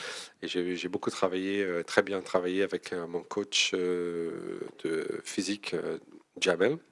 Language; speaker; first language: French; non-native, fluent; English